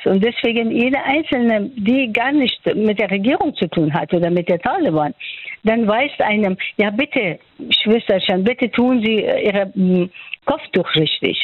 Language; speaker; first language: German; non-native, fluent; Persian